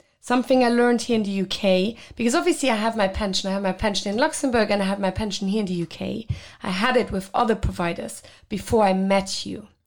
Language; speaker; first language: English; non-native, fluent; Luxembourgish